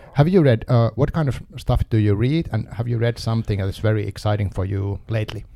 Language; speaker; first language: English; non-native, fluent; Finnish